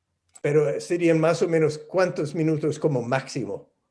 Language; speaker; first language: Spanish; non-native, fluent; English